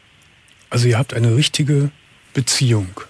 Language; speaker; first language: German; native; German